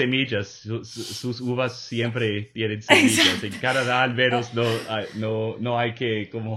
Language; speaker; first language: Spanish; non-native, fluent; English